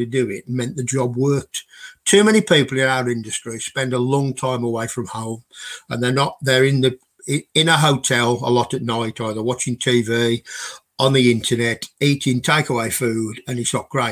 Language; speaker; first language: English; native; English